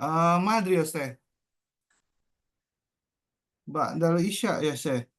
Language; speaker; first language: Arabic; non-native, learner; Indonesian